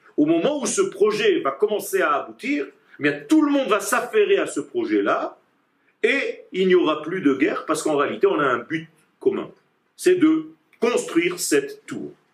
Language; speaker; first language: French; non-native, fluent; Hebrew